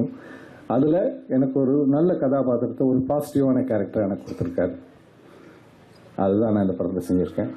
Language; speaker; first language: Tamil; native; Tamil